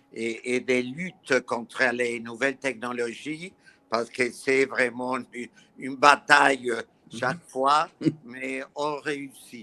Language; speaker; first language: French; non-native, fluent; Spanish